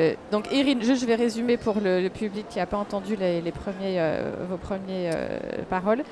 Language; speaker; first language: French; native; French